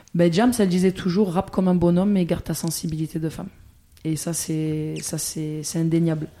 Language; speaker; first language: French; native; French